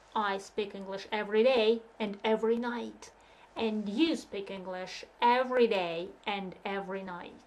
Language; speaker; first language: English; non-native, fluent; Russian